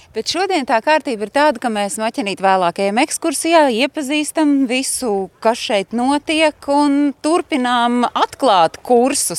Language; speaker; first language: Latvian; native; Latvian